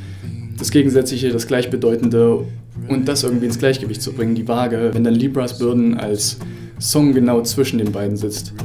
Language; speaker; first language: German; native; German